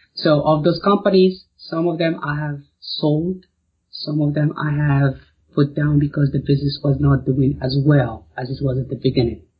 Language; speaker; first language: English; non-native, fluent; Arabic